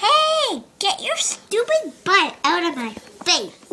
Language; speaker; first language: English; native; English